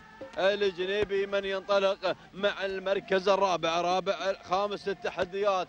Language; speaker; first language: Arabic; native; Arabic